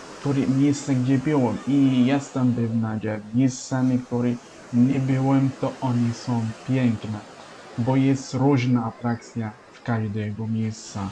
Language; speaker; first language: Polish; non-native, learner; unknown